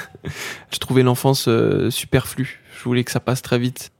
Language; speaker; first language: French; native; French